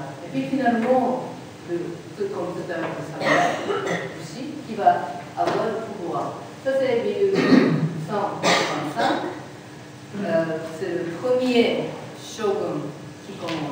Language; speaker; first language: French; non-native, learner; Japanese